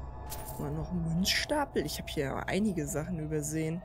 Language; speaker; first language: German; native; German